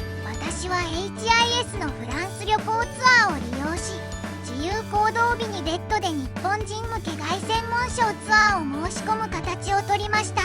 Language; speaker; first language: Japanese; native; Japanese